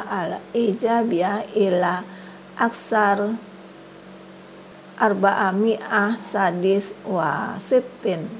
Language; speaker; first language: Arabic; non-native, fluent; Indonesian